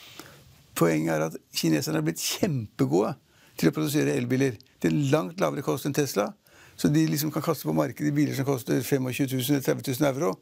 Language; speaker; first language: Norwegian; native; Norwegian